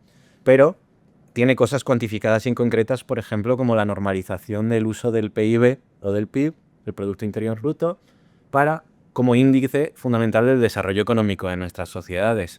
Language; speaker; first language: Spanish; native; Spanish